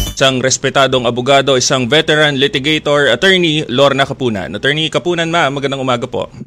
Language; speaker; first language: Filipino; native; Filipino